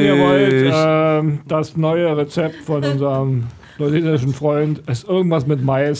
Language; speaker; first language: German; native; German